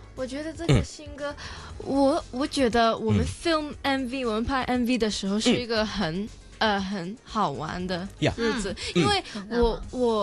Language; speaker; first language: Chinese; non-native, local second language; Cantonese